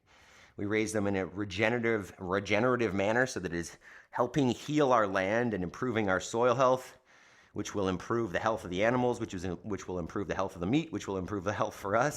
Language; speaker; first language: English; native; English